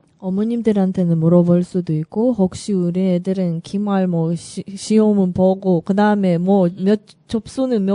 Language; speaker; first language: Korean; non-native, learner; Russian